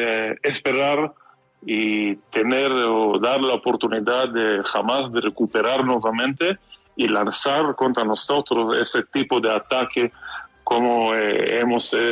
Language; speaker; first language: Spanish; non-native, fluent; Hebrew